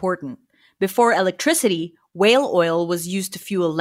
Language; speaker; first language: English; non-native, local second language; Filipino